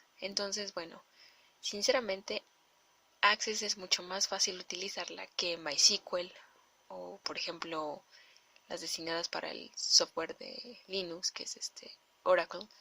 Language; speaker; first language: Spanish; native; Spanish